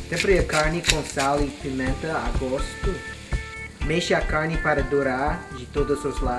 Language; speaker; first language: Portuguese; non-native, learner; English